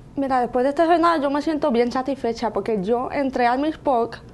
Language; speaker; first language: Spanish; native; Spanish